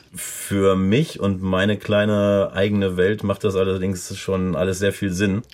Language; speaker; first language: German; native; German